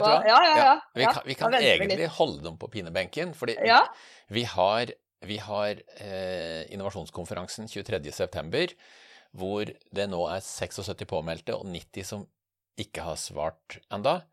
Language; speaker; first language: Norwegian; native; Norwegian